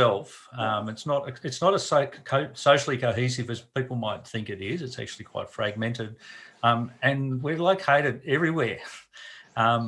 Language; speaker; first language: English; native; English